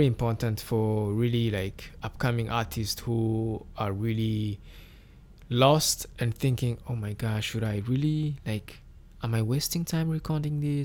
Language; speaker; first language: English; non-native, local second language; Kinyarwanda